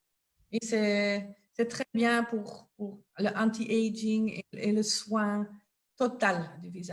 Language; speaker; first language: French; non-native, local second language; Dutch